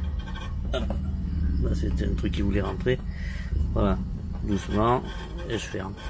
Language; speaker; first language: French; native; French